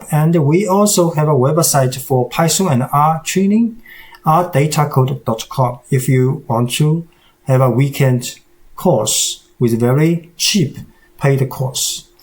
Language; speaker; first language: English; non-native, fluent; Chinese